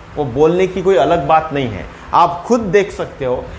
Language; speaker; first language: Hindi; non-native, local second language; Marathi